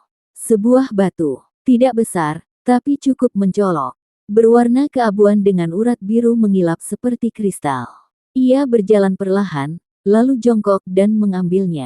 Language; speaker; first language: Indonesian; native; Indonesian